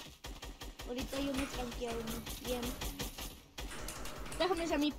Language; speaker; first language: Spanish; native; Spanish